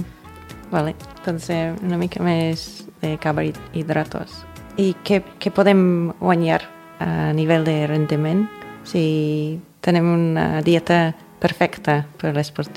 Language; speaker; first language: Catalan; non-native, fluent; English